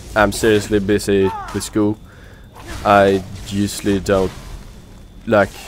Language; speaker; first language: English; non-native, fluent; Norwegian